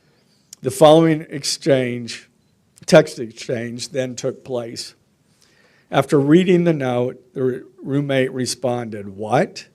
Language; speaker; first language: English; native; English